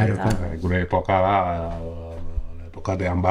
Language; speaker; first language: Basque; non-native, learner; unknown